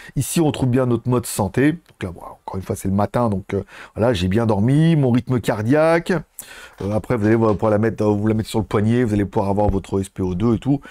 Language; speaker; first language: French; native; French